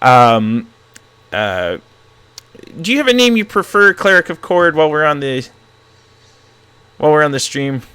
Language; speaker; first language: English; native; English